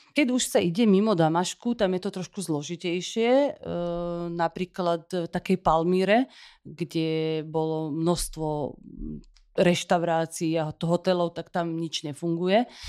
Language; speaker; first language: Slovak; early bilingual, heritage; Slovak